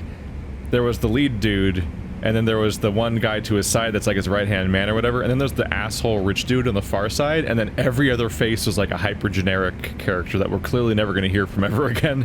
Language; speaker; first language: English; native; English